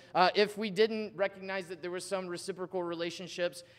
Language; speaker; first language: English; native; English